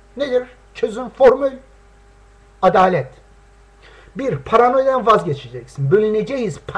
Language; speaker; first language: Turkish; non-native, local second language; Kurdish